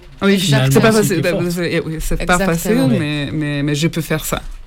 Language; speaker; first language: French; non-native, learner; Hungarian